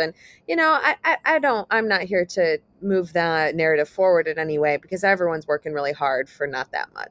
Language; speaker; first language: English; native; English